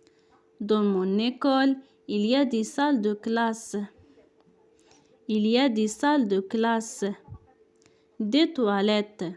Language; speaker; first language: French; non-native, local second language; Arabic